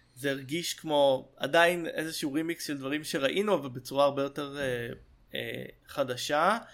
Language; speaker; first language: Hebrew; native; Hebrew